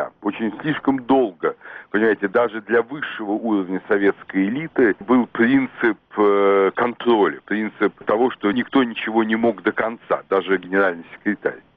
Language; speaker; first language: Russian; native; Russian